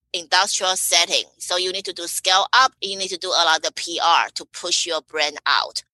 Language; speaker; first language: English; non-native, fluent; Chinese